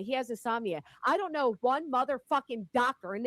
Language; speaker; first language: English; native; English